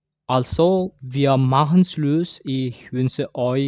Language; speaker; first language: German; non-native, fluent; Indonesian